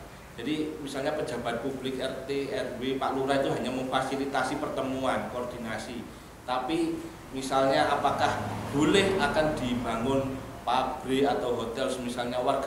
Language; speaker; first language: Indonesian; native; Indonesian